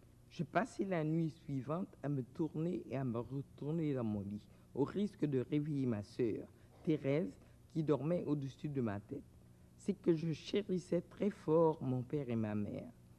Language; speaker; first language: French; native; French